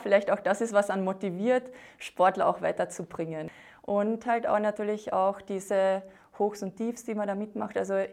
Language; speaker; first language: German; native; German